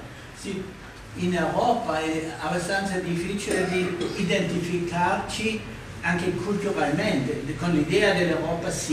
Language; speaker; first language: Italian; non-native, fluent; German